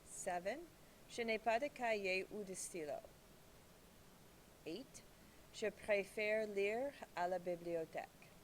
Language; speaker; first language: French; non-native, fluent; English